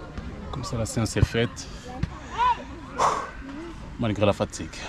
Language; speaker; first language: French; native; French